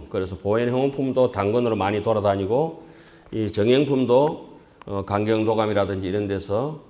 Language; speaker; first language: Korean; native; Korean